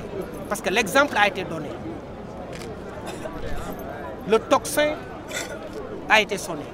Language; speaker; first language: French; non-native, local second language; Wolof